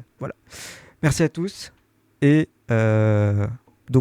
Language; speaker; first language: French; native; French